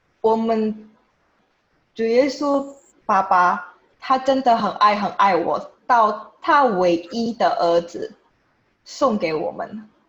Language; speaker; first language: Chinese; non-native, fluent; Indonesian